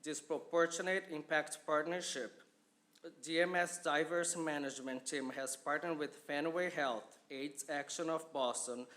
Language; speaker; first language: English; non-native, fluent; Portuguese